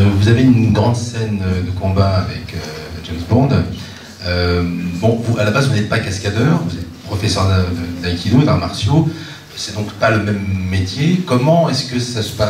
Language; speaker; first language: French; native; French